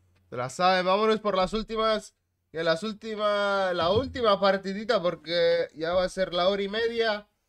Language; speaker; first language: Spanish; early bilingual, heritage; Spanish